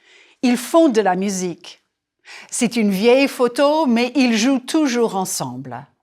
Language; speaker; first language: French; non-native, fluent; English